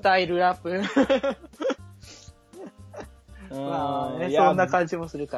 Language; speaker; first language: Japanese; native; Japanese